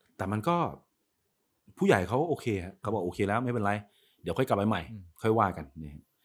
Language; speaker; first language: Thai; native; Thai